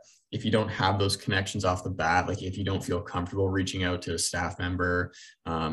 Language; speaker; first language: English; native; English